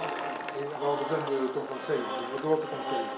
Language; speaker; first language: French; native; French